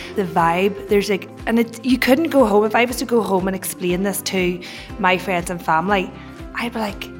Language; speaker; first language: English; native; English